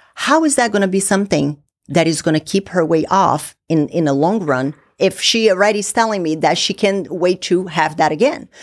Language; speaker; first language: English; non-native, fluent; Portuguese